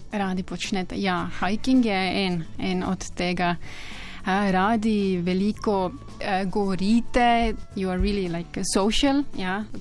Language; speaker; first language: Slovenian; non-native, learner; Estonian